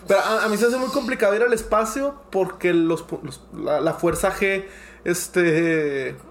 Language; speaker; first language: Spanish; early bilingual, heritage; Spanish